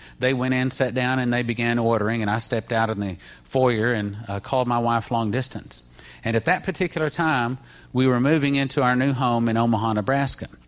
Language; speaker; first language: English; native; English